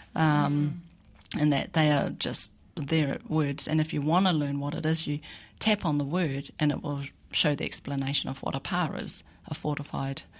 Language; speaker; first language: English; native; English